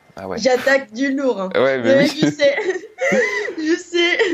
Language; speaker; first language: French; non-native, fluent; Korean